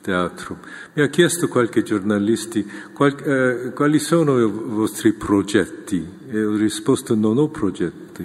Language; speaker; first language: Italian; non-native, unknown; Korean